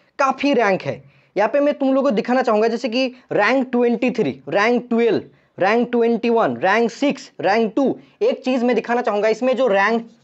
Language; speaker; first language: Hindi; non-native, local second language; Bangla